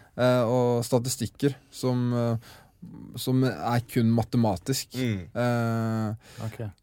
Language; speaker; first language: Norwegian; native; Norwegian